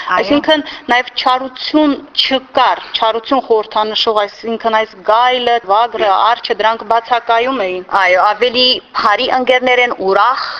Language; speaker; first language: Armenian; native; Armenian